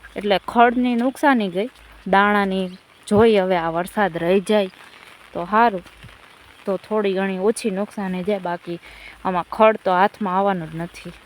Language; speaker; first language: Gujarati; native; Gujarati